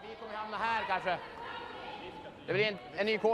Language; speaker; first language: Swedish; native; Swedish